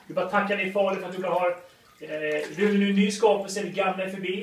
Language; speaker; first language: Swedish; native; Swedish